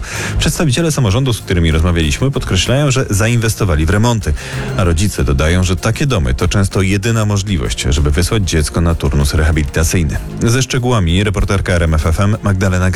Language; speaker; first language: Polish; native; Polish